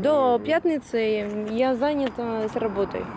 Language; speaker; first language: Russian; non-native, learner; Spanish